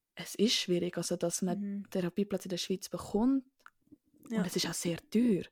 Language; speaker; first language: Swiss German; early bilingual, other home language; Sinhala